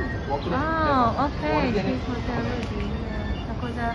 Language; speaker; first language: Italian; non-native, learner; Japanese